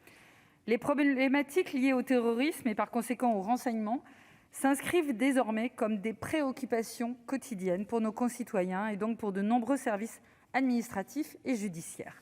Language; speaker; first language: French; native; French